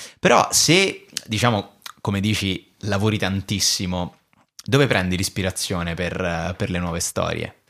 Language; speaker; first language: Italian; native; Italian